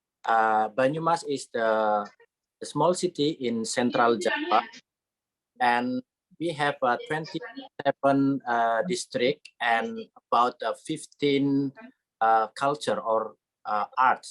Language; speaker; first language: English; non-native, learner; Indonesian